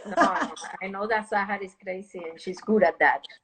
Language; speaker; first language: English; non-native, fluent; Spanish